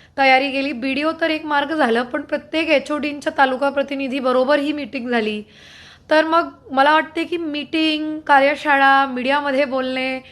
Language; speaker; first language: Marathi; non-native, fluent; Hindi